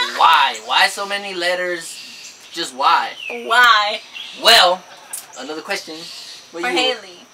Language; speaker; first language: English; native; English